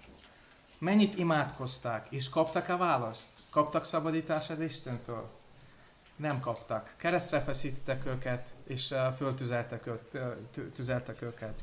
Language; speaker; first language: Hungarian; non-native, learner; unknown